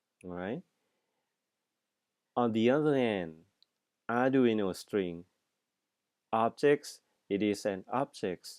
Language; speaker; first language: English; non-native, fluent; Thai